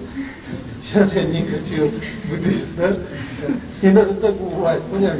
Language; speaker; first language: Russian; non-native, learner; Tibetan